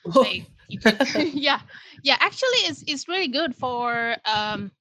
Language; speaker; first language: English; non-native, fluent; Thai